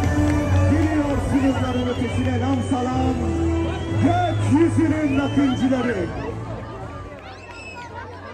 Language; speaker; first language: Turkish; native; Turkish